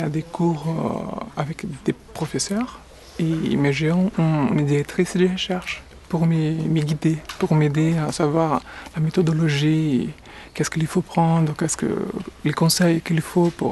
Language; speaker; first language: French; non-native, fluent; Portuguese